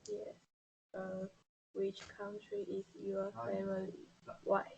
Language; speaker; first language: English; non-native, learner; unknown